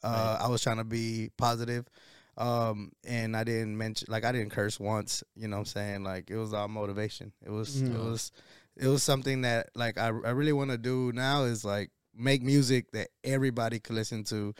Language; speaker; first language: English; early bilingual, other home language; Spanish